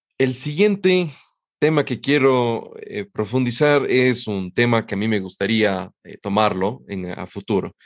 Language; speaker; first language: Spanish; native; Spanish